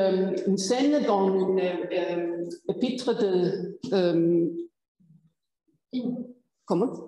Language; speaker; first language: French; non-native, fluent; German